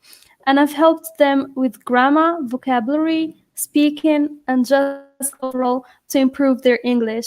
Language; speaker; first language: English; non-native, fluent; Arabic